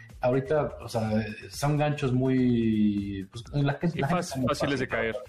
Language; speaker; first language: Spanish; native; Spanish